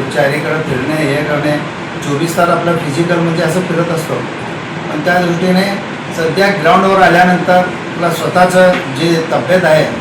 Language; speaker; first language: Marathi; native; Marathi